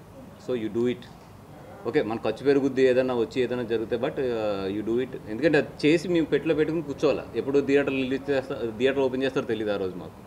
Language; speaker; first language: Telugu; native; Telugu